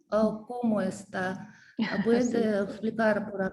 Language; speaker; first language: Spanish; non-native, learner; Russian